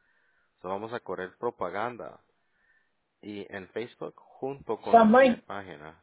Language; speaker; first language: Spanish; early bilingual, heritage; Spanish